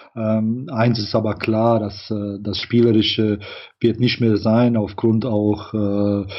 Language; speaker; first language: German; non-native, fluent; Bosnian